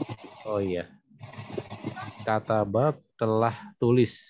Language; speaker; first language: Indonesian; native; Indonesian